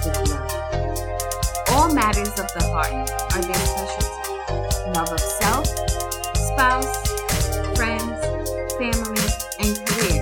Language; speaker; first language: English; native; English